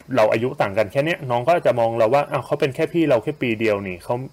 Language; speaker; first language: Thai; native; Thai